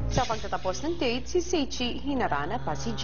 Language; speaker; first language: Filipino; native; Filipino